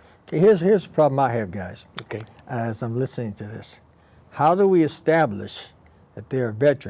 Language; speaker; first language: English; native; English